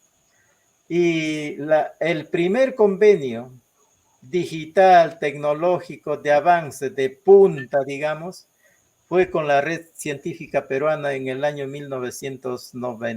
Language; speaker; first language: Spanish; non-native, local second language; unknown